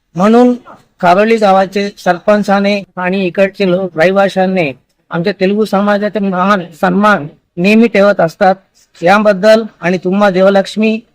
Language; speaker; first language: Marathi; non-native, local second language; Telugu